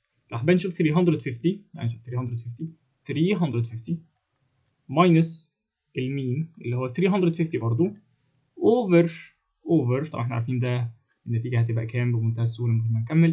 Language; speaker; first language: Arabic; native; Arabic